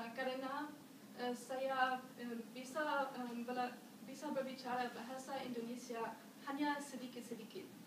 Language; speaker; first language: Indonesian; non-native, learner; German